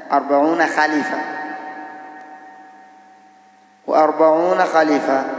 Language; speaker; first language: Arabic; non-native, fluent; Swahili